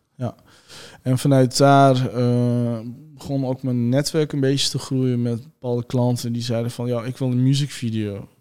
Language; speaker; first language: Dutch; early bilingual, other home language; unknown